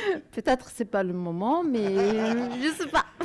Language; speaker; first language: French; non-native, learner; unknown